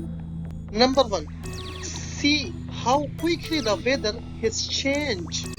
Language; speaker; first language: English; non-native, local second language; Urdu